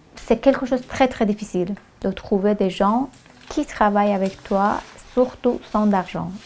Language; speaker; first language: French; non-native, fluent; Persian